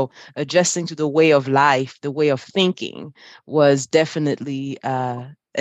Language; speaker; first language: English; non-native, fluent; French